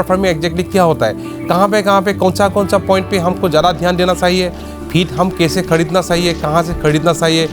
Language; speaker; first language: Hindi; non-native, local second language; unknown